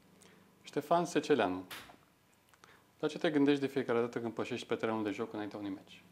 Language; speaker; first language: Romanian; native; Romanian